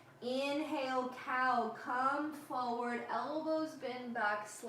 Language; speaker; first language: English; native; English